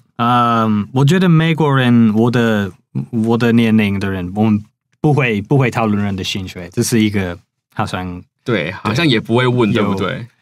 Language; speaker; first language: Chinese; non-native, fluent; English